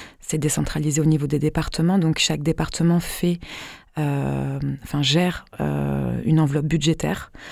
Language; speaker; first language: French; native; French